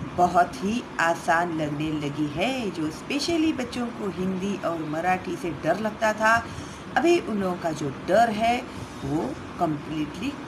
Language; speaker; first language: Hindi; non-native, local second language; Marathi